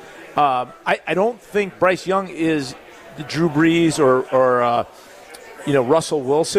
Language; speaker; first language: English; native; English